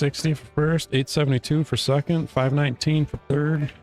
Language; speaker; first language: English; native; English